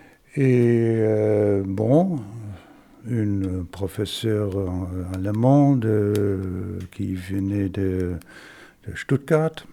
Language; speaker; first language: French; non-native, fluent; German